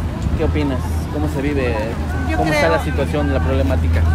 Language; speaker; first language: Spanish; native; Spanish